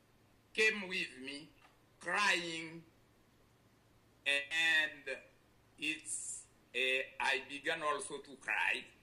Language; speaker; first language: English; non-native, learner; Haitian Creole